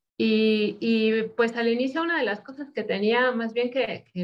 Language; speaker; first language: Spanish; native; Spanish